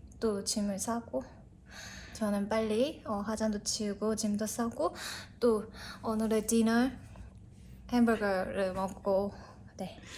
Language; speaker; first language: Korean; non-native, fluent; Japanese